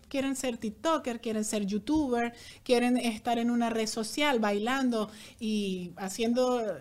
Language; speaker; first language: Spanish; native; Spanish